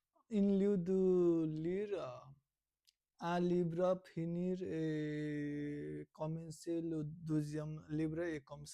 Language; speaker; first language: French; non-native, learner; Nepali